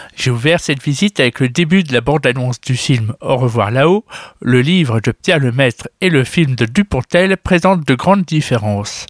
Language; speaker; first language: French; native; French